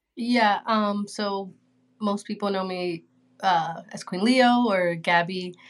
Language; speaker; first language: English; early bilingual, other home language; Spanish